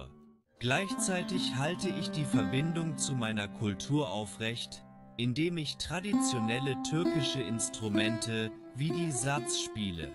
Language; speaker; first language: German; non-native, learner; Turkish